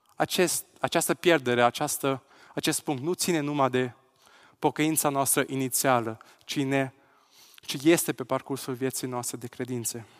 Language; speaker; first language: Romanian; non-native, local second language; Hungarian